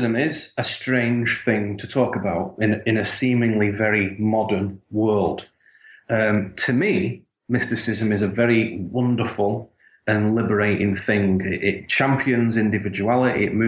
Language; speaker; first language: English; native; English